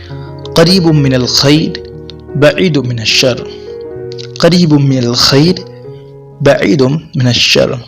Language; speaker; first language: Arabic; non-native, fluent; Urdu